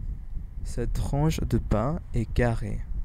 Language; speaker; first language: French; non-native, learner; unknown